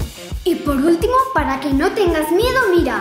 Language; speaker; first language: Spanish; native; Spanish